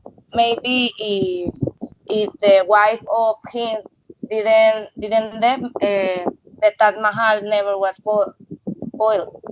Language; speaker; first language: English; non-native, learner; Spanish